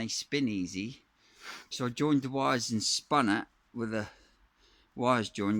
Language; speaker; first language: English; native; English